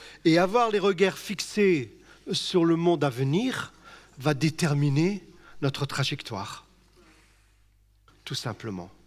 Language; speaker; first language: French; native; French